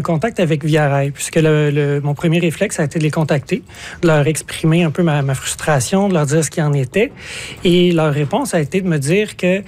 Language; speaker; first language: French; native; French